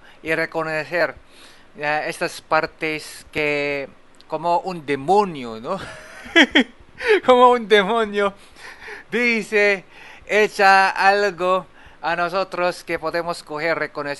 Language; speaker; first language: Spanish; non-native, fluent; Japanese